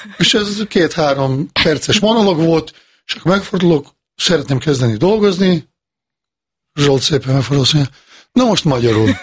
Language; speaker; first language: Hungarian; non-native, fluent; Bosnian